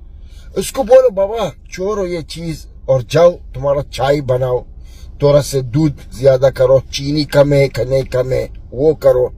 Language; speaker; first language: Hindi; non-native, learner; Arabic